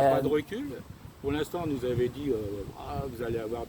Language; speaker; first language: French; native; French